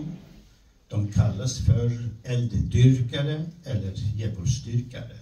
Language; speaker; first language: Swedish; non-native, fluent; Kurdish